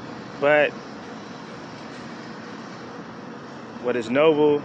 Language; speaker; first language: English; native; English